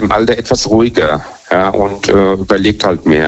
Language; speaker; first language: German; native; German